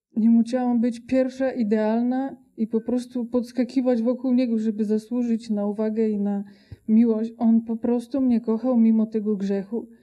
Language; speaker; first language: Polish; non-native, fluent; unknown